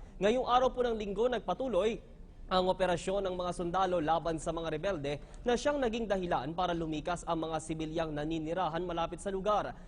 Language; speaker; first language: Filipino; native; Filipino